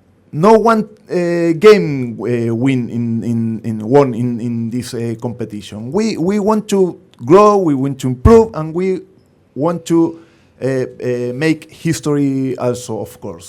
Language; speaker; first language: English; non-native, learner; Spanish